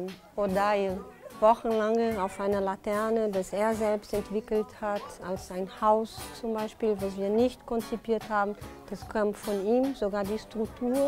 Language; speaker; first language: German; non-native, fluent; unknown